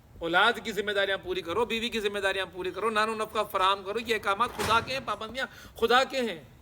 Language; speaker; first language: Urdu; non-native, local second language; Sindhi